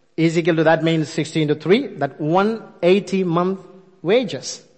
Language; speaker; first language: English; non-native, local second language; Malayalam